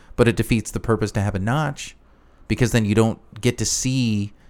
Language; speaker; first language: English; native; English